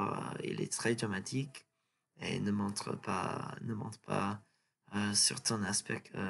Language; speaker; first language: French; non-native, learner; English